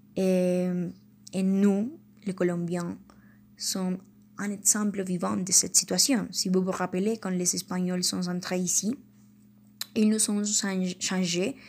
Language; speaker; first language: French; non-native, fluent; Spanish